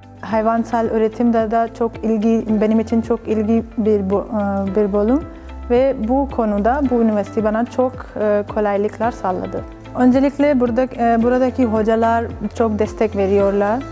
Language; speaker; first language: Turkish; non-native, learner; Urdu